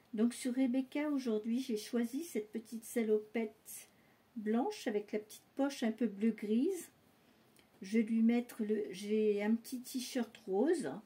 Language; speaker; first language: French; native; French